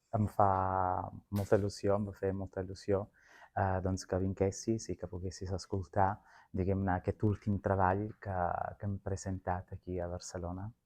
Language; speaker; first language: Catalan; non-native, fluent; Sicilian